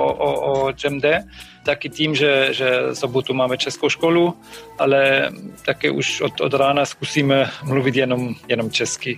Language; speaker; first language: Czech; non-native, fluent; German